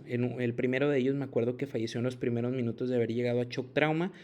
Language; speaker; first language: Spanish; native; Spanish